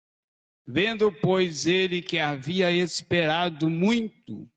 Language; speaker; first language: Portuguese; native; Portuguese